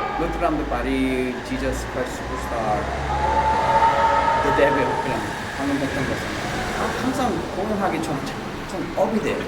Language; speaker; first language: Korean; early bilingual, heritage; English